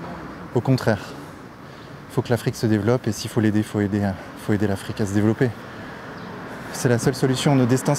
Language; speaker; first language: French; native; French